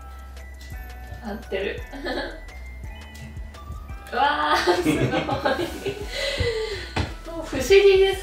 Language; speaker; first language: Japanese; native; Japanese